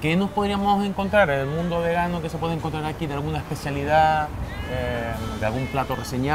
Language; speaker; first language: Spanish; native; Spanish